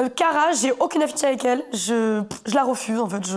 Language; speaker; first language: French; native; French